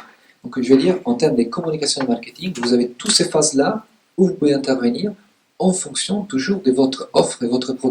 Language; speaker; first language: French; native; French